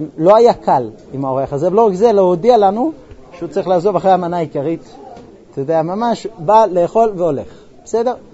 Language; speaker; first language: Hebrew; non-native, fluent; English